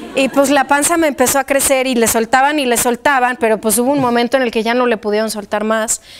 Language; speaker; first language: Spanish; early bilingual, other home language; Polish